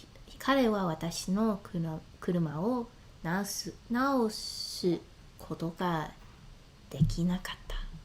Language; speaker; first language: Japanese; non-native, learner; English